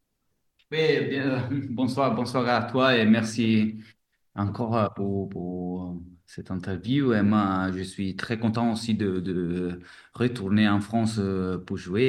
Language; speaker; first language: French; non-native, fluent; Italian